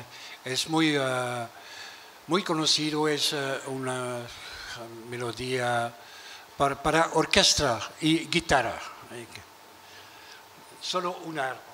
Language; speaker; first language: Spanish; non-native, learner; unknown